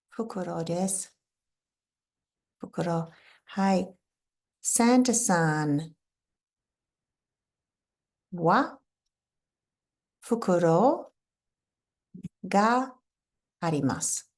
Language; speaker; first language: Japanese; non-native, fluent; English